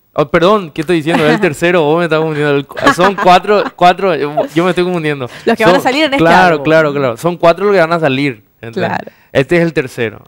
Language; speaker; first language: Spanish; native; Spanish